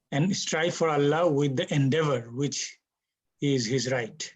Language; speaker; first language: English; non-native, local second language; Bangla